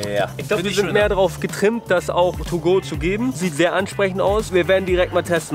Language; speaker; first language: German; native; German